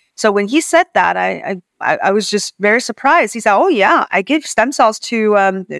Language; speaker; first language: English; non-native, fluent; Chinese